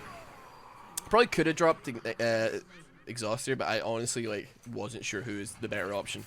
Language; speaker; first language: English; native; English